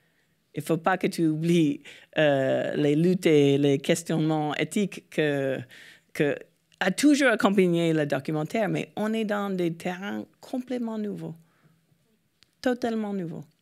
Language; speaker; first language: French; non-native, fluent; English